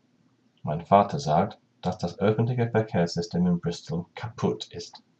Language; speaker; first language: German; non-native, learner; English